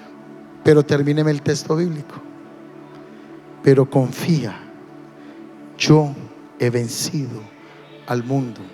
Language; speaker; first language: Spanish; native; Spanish